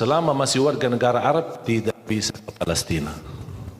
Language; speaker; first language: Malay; non-native, fluent; Arabic